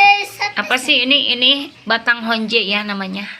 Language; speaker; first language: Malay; non-native, local second language; Sundanese